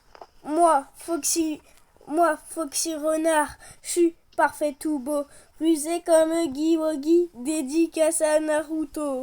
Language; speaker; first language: French; native; French